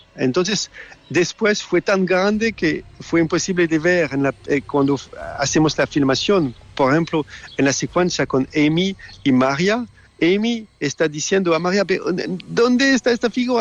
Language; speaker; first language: Spanish; non-native, learner; French